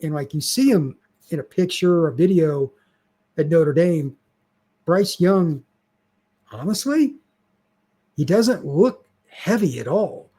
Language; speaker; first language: English; native; English